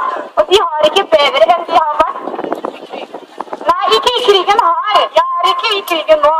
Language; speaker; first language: Norwegian; non-native, learner; Somali